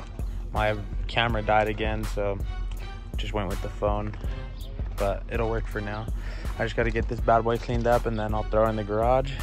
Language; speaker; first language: English; native; English